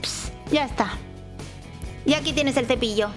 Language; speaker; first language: Spanish; native; Spanish